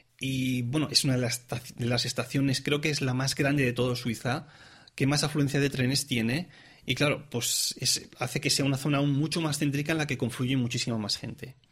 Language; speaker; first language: Spanish; non-native, local second language; Catalan